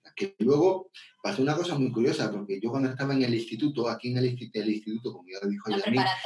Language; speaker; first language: Spanish; native; Spanish